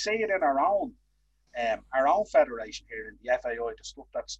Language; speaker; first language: English; native; English